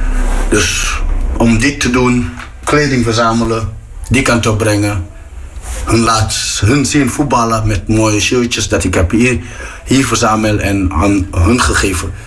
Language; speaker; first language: Dutch; non-native, fluent; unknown